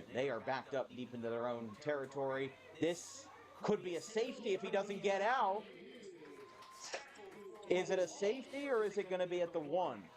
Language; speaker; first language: English; native; English